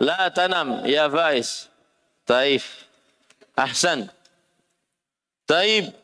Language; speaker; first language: Arabic; non-native, fluent; Indonesian